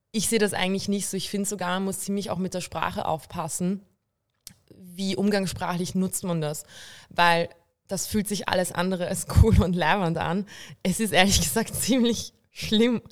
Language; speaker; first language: German; early bilingual, other home language; Bulgarian